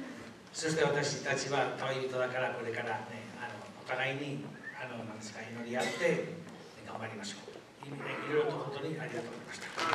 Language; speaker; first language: Japanese; non-native, fluent; Spanish